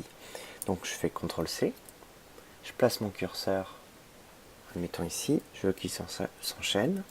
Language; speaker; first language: French; native; French